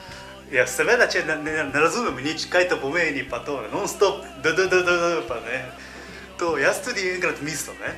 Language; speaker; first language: Slovenian; non-native, learner; Japanese